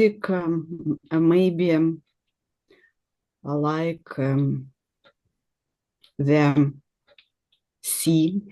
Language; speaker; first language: English; non-native, learner; Russian